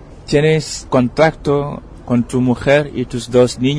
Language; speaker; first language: Spanish; non-native, fluent; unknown